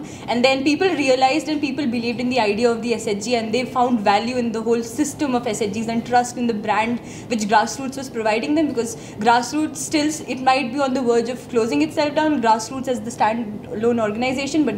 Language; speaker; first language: English; non-native, local second language; Hindi